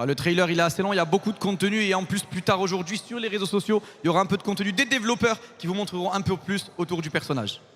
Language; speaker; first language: French; native; French